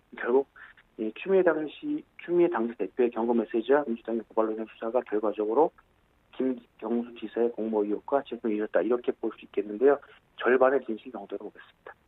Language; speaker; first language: Korean; native; Korean